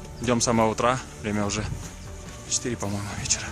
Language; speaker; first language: Russian; native; Russian